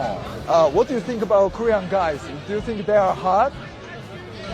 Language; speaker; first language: English; non-native, fluent; Korean